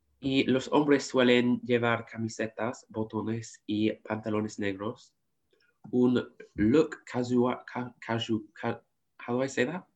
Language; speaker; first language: Spanish; non-native, learner; English